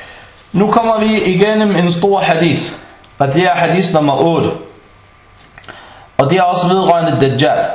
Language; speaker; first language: Danish; early bilingual, other home language; Arabic